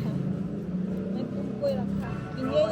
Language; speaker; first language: Thai; native; Thai